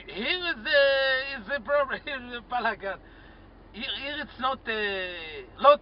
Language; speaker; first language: English; non-native, learner; Hebrew